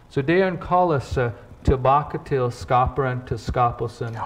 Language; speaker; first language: Swedish; non-native, fluent; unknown